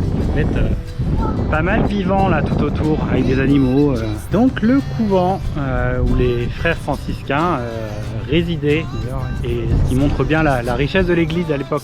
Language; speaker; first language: French; native; French